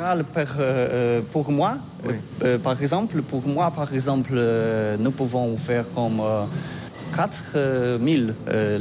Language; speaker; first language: French; non-native, learner; Polish